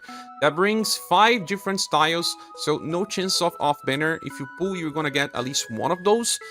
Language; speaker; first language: English; non-native, fluent; Portuguese